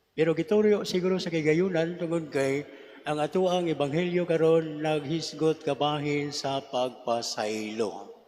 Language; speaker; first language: Cebuano; native; Cebuano